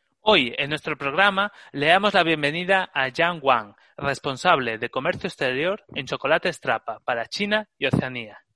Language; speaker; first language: Spanish; native; Spanish